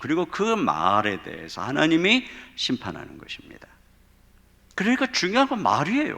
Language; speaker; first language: Korean; native; Korean